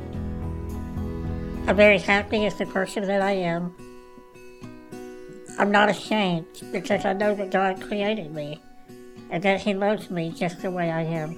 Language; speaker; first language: English; native; English